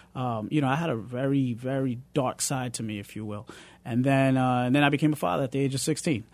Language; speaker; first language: English; early bilingual, other home language; Spanish